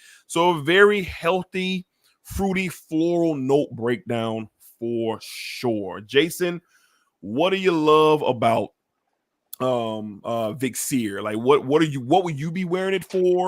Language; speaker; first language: English; native; English